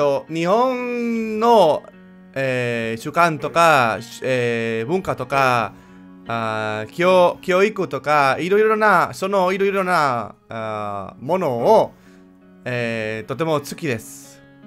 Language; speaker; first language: Japanese; non-native, learner; Spanish